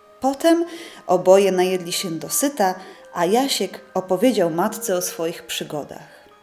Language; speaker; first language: Polish; native; Polish